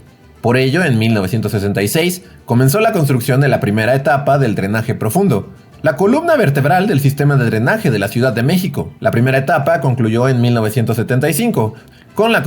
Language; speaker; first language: Spanish; native; Spanish